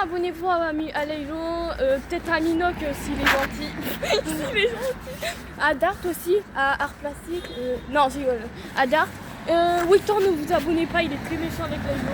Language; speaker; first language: French; native; French